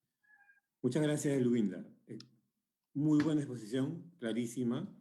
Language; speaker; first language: Spanish; native; Spanish